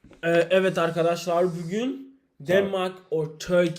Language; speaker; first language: Turkish; non-native, learner; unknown